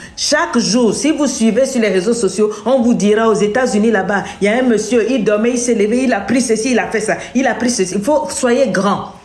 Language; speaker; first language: French; non-native, local second language; Lingala